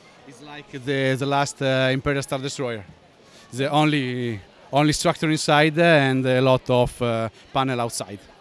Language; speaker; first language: English; non-native, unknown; Italian